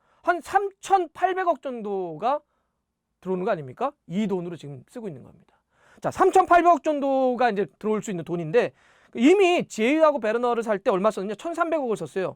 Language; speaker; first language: Korean; native; Korean